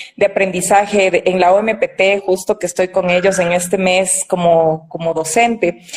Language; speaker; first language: Spanish; native; Spanish